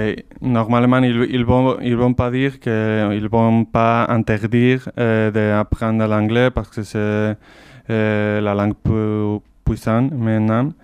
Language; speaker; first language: French; non-native, fluent; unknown